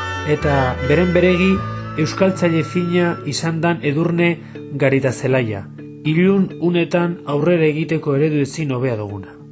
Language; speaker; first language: Basque; native; Basque